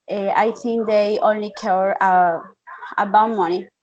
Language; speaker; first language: English; non-native, learner; Spanish